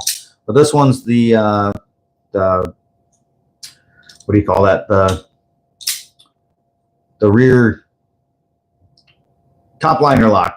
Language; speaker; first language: English; native; English